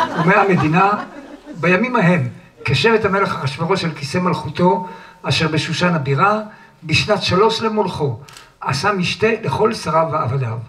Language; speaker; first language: Hebrew; native; Hebrew